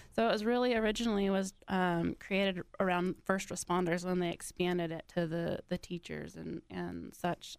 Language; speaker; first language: English; native; English